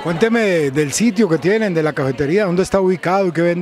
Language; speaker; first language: Spanish; native; Spanish